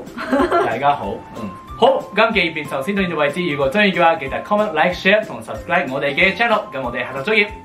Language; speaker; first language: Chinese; non-native, learner; Japanese